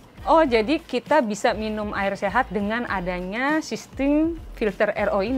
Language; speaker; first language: Indonesian; native; Indonesian